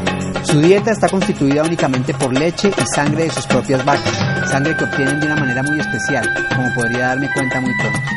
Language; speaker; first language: Spanish; native; Spanish